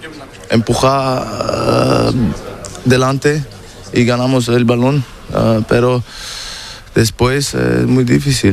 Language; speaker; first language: Spanish; non-native, learner; German